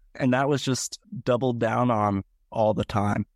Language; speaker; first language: English; native; English